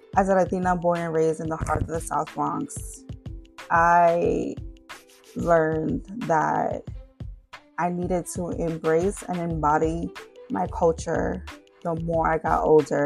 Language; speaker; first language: English; early bilingual, other home language; Spanish